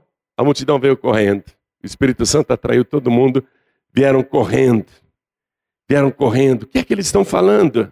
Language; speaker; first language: Portuguese; native; Portuguese